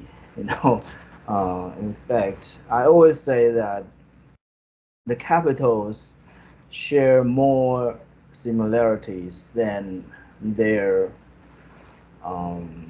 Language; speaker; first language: English; non-native, fluent; Chinese